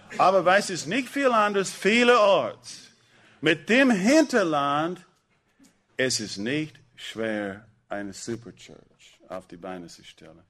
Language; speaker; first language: German; non-native, fluent; English